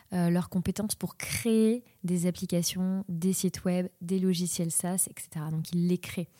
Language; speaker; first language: French; native; French